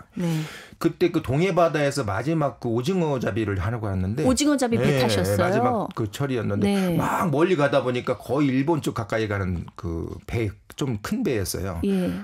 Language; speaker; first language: Korean; native; Korean